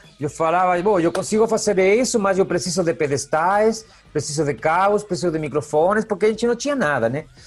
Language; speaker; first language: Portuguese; non-native, fluent; Spanish